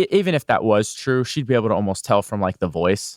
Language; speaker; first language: English; native; English